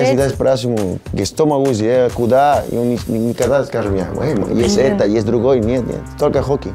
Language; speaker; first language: Russian; non-native, learner; Spanish